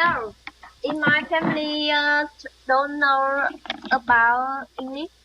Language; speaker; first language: English; non-native, learner; Vietnamese